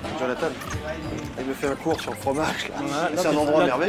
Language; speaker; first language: French; native; French